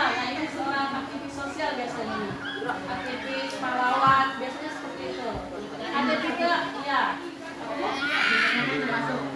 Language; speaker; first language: Indonesian; native; Indonesian